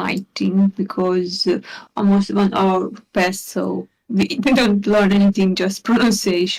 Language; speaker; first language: English; non-native, learner; Hungarian